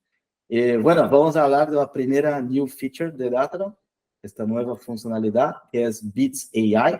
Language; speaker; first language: Spanish; non-native, fluent; Portuguese